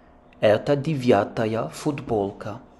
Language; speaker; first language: Russian; non-native, fluent; French